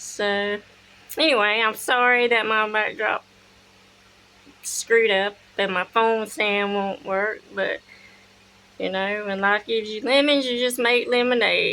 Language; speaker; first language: English; native; English